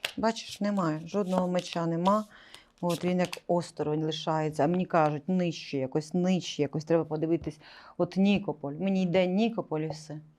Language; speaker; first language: Ukrainian; non-native, local second language; Russian